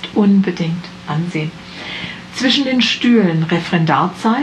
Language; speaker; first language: German; native; German